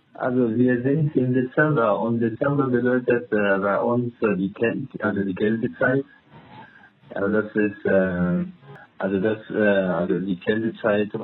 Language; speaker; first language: German; non-native, fluent; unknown